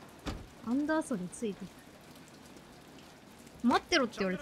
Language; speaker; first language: Japanese; native; Japanese